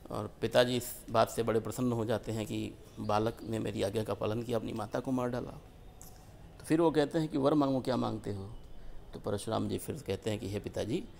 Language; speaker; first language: Hindi; native; Hindi